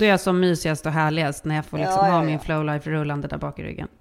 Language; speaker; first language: Swedish; native; Swedish